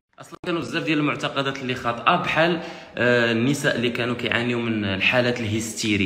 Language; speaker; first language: Arabic; native; Arabic